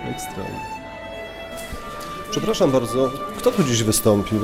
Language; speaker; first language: Polish; native; Polish